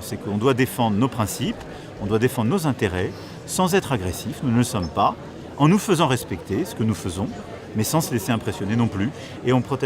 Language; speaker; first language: French; native; French